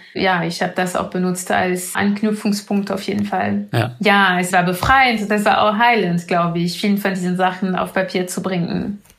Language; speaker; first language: German; non-native, fluent; French